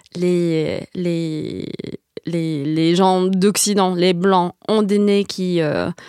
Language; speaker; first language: French; non-native, fluent; English